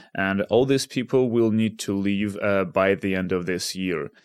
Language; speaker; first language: English; non-native, fluent; Ukrainian